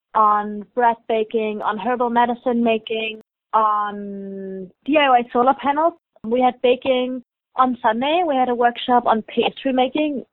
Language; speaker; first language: English; non-native, fluent; German